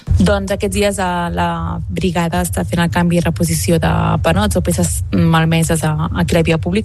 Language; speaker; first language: Catalan; native; Catalan